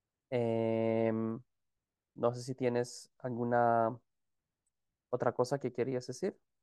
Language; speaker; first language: Spanish; non-native, fluent; Gujarati